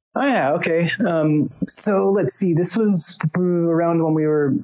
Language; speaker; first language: English; native; English